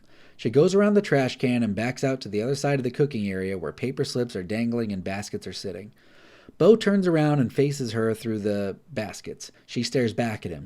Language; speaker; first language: English; native; English